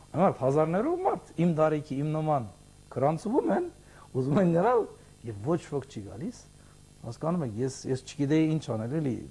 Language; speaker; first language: Armenian; early bilingual, heritage; Armenian